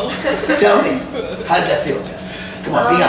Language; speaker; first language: English; native; English